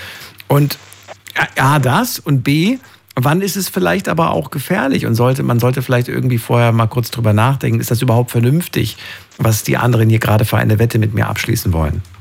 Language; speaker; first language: German; native; German